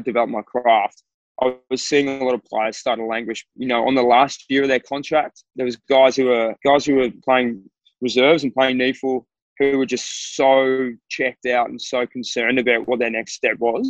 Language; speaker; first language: English; native; English